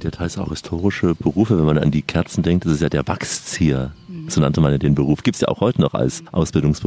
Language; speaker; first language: German; native; German